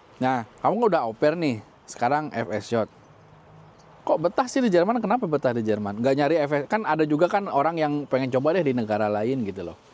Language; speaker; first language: Indonesian; native; Indonesian